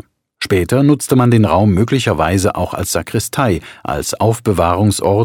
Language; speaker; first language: German; native; German